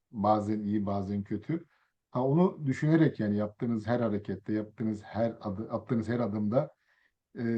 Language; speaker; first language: Turkish; early bilingual, other home language; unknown